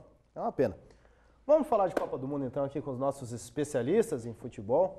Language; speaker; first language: Portuguese; native; Portuguese